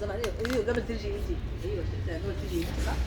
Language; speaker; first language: Arabic; native; Arabic